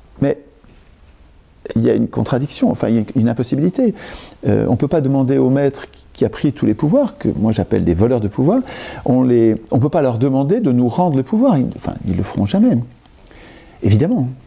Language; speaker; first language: French; native; French